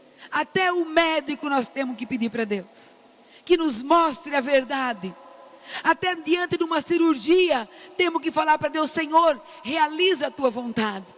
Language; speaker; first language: Portuguese; native; Portuguese